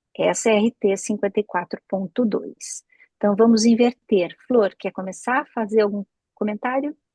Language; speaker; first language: Portuguese; native; Portuguese